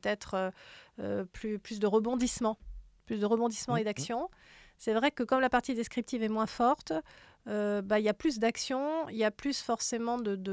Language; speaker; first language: French; native; French